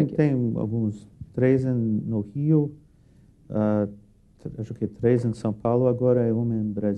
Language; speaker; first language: Portuguese; non-native, fluent; English